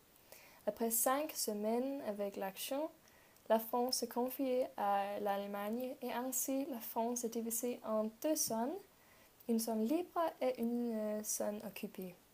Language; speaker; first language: French; non-native, learner; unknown